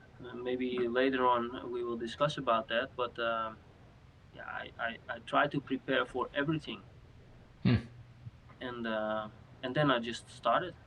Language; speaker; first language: English; non-native, fluent; Dutch